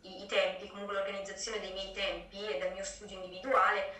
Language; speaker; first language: Italian; native; Italian